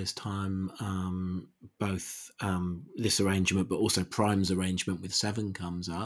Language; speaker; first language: English; native; English